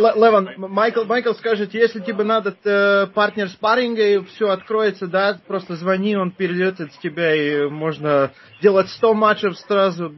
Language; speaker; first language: Russian; non-native, fluent; Latvian